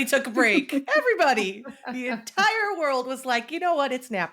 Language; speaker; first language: English; native; English